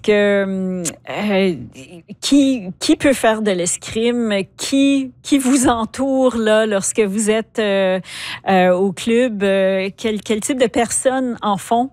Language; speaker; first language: French; native; French